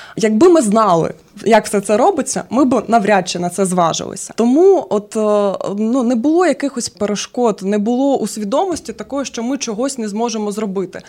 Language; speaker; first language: Ukrainian; native; Ukrainian